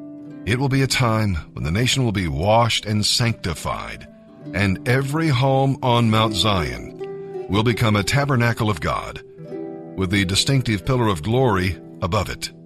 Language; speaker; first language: English; native; English